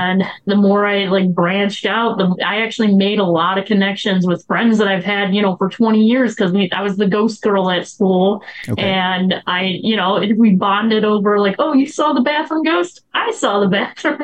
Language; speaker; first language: English; native; English